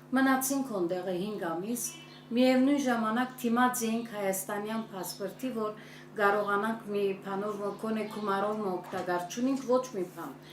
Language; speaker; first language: Armenian; early bilingual, heritage; Armenian